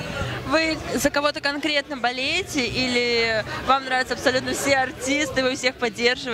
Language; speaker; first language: Russian; native; Russian